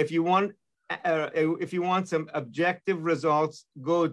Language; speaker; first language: English; non-native, fluent; Persian